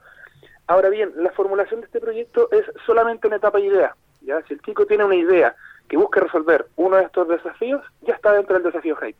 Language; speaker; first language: Spanish; native; Spanish